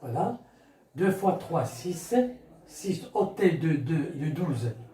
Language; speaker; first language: French; non-native, local second language; Arabic